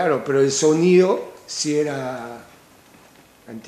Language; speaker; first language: Spanish; native; Spanish